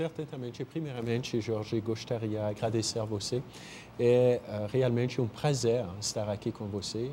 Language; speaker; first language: Portuguese; non-native, fluent; French